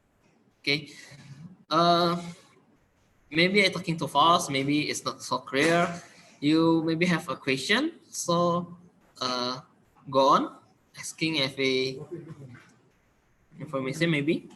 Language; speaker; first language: English; non-native, learner; Indonesian